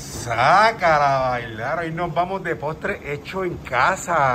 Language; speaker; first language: Spanish; native; Spanish